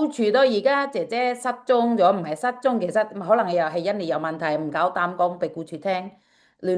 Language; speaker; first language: Cantonese; non-native, fluent; Javanese